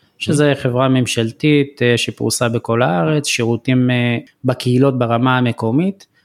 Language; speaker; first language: Hebrew; early bilingual, other home language; Amharic